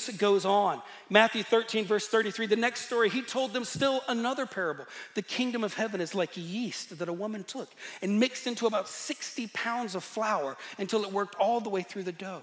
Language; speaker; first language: English; native; English